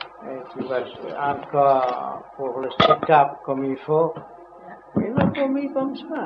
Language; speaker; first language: French; non-native, learner; Vietnamese